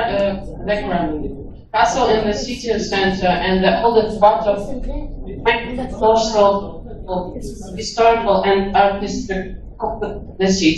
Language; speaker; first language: English; non-native, learner; Russian